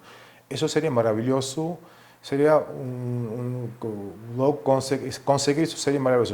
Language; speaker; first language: Portuguese; non-native, fluent; Georgian